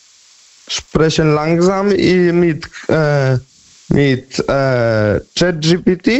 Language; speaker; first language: German; non-native, learner; Polish